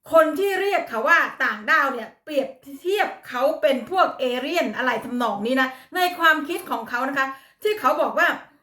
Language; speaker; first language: Thai; native; Thai